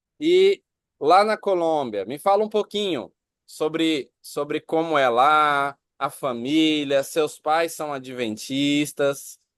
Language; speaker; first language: Portuguese; native; Portuguese